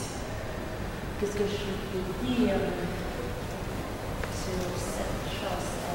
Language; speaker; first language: French; non-native, learner; Spanish